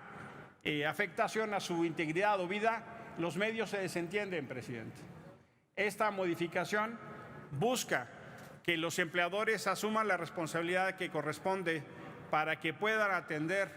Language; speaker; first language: Spanish; native; Spanish